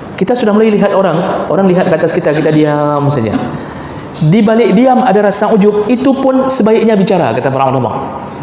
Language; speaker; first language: Malay; non-native, local second language; Achinese